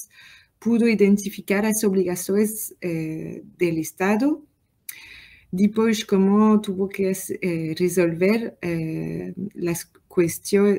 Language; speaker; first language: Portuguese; non-native, learner; French